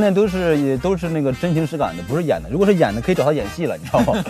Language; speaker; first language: Chinese; native; Chinese